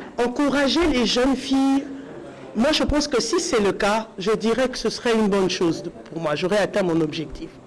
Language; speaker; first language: French; non-native, local second language; Lingala